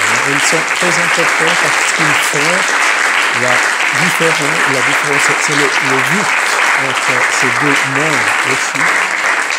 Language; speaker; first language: French; non-native, learner; German